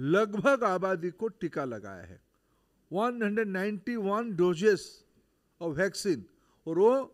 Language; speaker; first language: Hindi; non-native, local second language; Odia